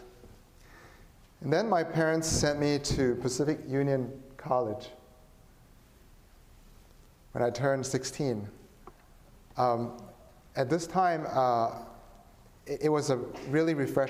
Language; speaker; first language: English; non-native, local second language; Chinese